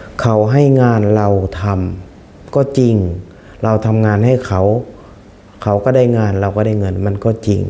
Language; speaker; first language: Thai; non-native, fluent; Khmer